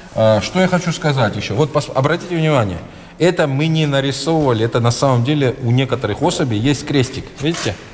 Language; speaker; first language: Russian; non-native, local second language; Georgian